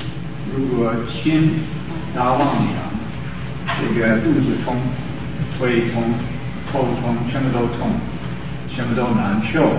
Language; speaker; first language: Chinese; non-native, fluent; English